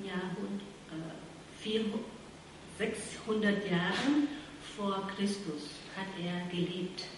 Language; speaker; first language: German; non-native, fluent; Vietnamese